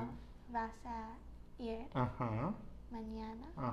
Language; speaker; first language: Spanish; non-native, learner; English